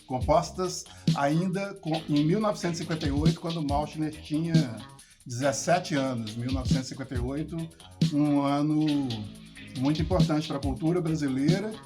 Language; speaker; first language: Portuguese; native; Portuguese